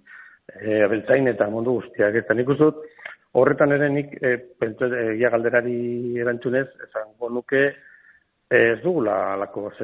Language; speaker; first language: Basque; non-native, local second language; Spanish